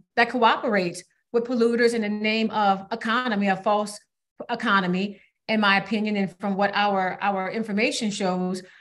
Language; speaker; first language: English; native; English